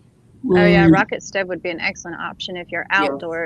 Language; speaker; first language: English; native; English